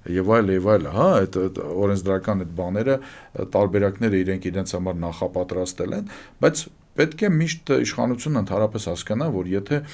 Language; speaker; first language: Armenian; native; Armenian